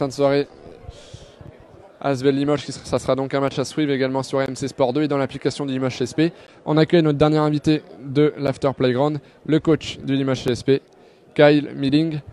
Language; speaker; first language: French; native; French